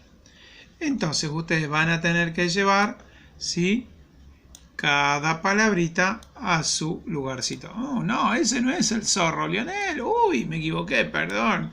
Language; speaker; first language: Spanish; native; Spanish